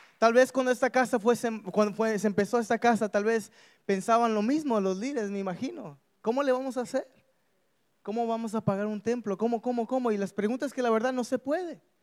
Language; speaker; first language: Spanish; early bilingual, heritage; Spanish